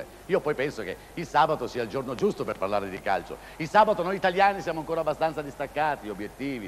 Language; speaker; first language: Italian; native; Italian